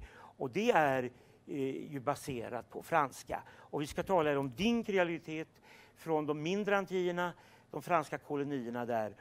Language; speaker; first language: Swedish; native; Swedish